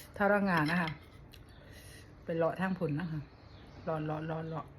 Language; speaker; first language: Thai; native; Thai